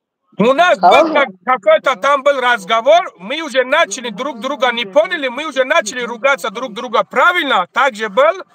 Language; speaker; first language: Russian; non-native, learner; Tajik